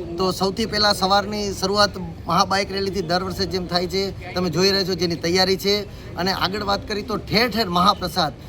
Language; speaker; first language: Gujarati; non-native, local second language; Sindhi